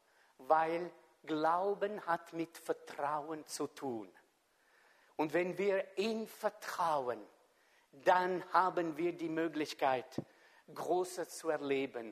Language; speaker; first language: German; non-native, fluent; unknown